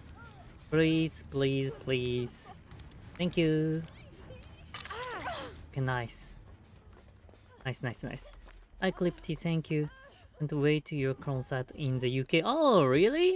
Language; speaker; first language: English; non-native, learner; Japanese